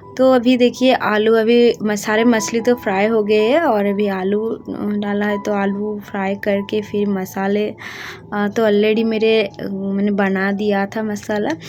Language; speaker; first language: Hindi; non-native, local second language; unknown